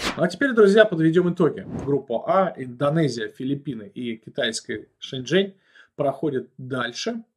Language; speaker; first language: Russian; native; Russian